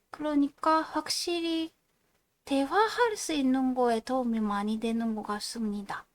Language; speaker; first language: Korean; non-native, fluent; Japanese